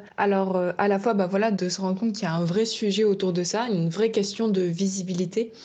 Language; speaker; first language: French; native; French